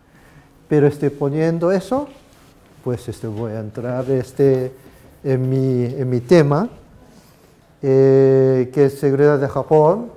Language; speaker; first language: Spanish; non-native, fluent; Japanese